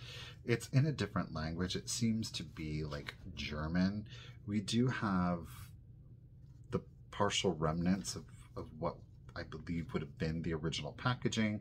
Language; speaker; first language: English; native; English